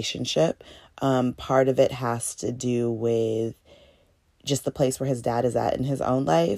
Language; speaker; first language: English; native; English